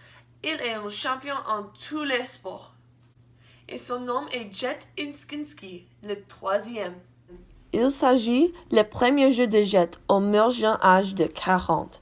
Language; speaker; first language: French; non-native, learner; English